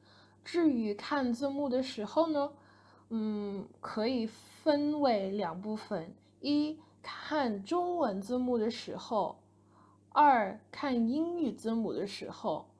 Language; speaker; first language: Chinese; non-native, fluent; English